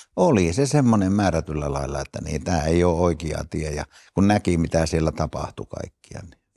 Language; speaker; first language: Finnish; native; Finnish